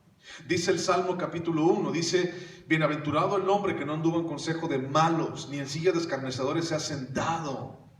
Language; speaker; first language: Spanish; native; Spanish